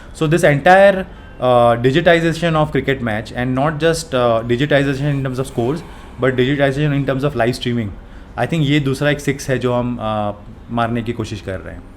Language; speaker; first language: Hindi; non-native, local second language; Gujarati